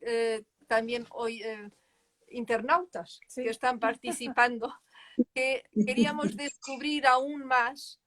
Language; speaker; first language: Spanish; non-native, fluent; Portuguese